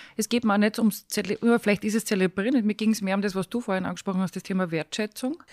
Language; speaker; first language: German; native; German